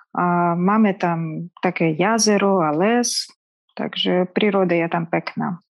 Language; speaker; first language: Slovak; non-native, fluent; Kazakh